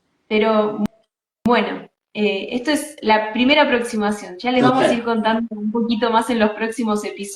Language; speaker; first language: Spanish; native; Spanish